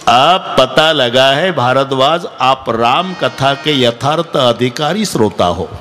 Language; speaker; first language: Hindi; non-native, local second language; Marathi